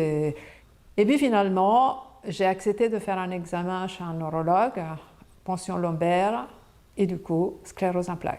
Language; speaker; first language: French; non-native, fluent; Italian